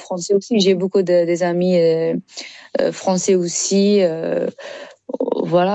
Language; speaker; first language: French; non-native, learner; Persian